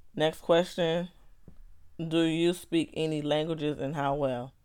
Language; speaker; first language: English; native; English